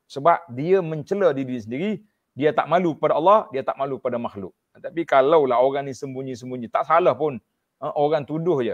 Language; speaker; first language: Malay; native; Malay